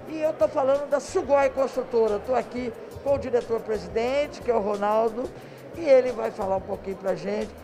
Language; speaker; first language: Portuguese; native; Portuguese